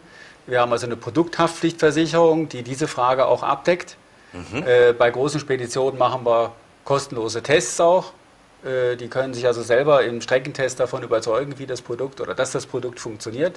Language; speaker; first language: German; native; German